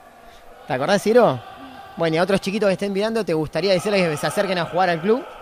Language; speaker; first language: Spanish; native; Spanish